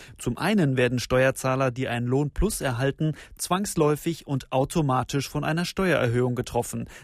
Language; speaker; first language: German; native; German